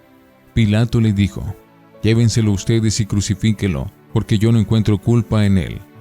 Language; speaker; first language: Spanish; native; Spanish